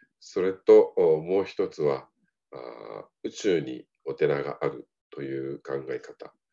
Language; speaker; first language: Japanese; native; Japanese